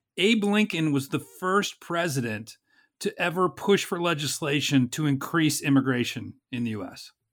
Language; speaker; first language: English; native; English